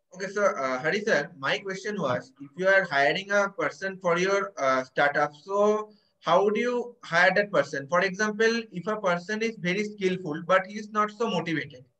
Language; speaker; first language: English; non-native, local second language; Bangla